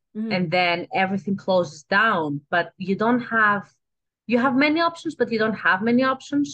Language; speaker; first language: English; non-native, fluent; Greek